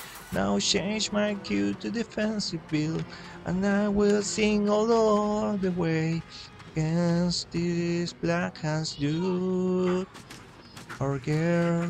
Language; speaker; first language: English; non-native, learner; Spanish